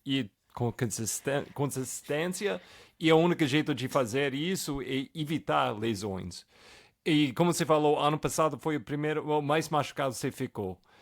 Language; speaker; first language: Portuguese; non-native, fluent; English